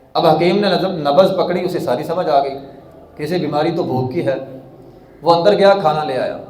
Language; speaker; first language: Urdu; non-native, local second language; Punjabi